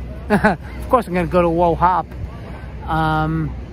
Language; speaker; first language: English; native; English